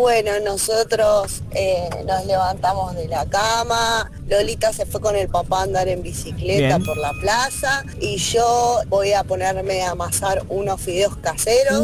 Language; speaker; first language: Spanish; native; Spanish